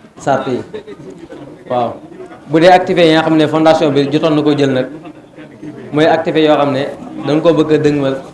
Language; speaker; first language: Wolof; native; Wolof